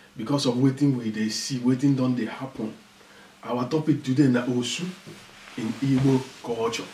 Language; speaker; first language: Nigerian Pidgin; non-native, local second language; Igbo